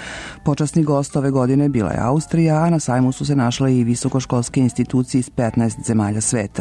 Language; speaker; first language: Serbian; native; Serbian